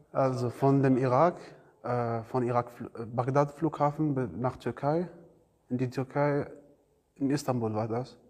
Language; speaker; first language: German; non-native, learner; Arabic